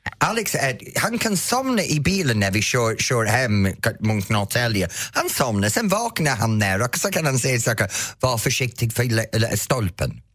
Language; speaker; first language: Swedish; non-native, fluent; English